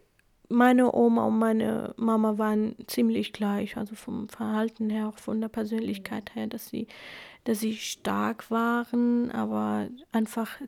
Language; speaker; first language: German; early bilingual, other home language; Kurdish